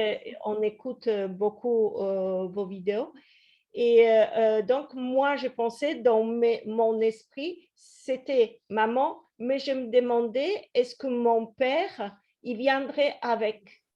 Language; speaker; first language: French; non-native, fluent; Polish